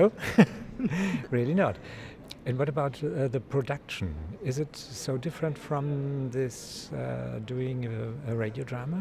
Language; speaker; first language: English; non-native, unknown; German